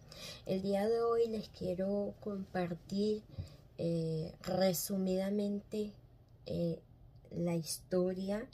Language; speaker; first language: Spanish; native; Spanish